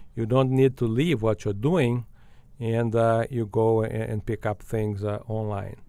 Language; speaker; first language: English; non-native, fluent; Portuguese